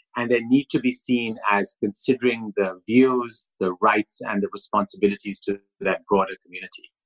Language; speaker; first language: English; non-native, local second language; Urdu